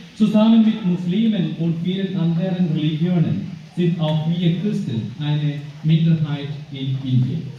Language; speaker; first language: German; non-native, fluent; Malayalam